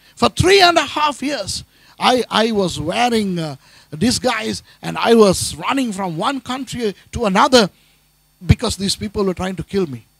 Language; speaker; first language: English; non-native, local second language; Tamil